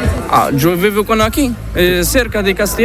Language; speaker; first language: Spanish; non-native, learner; Arabic